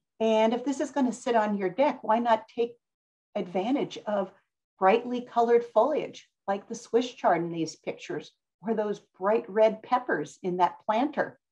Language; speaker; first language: English; native; English